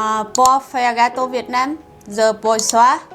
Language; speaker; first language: French; non-native, learner; Vietnamese